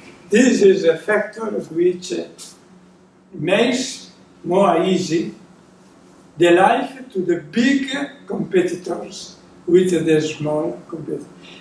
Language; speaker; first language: English; non-native, fluent; Italian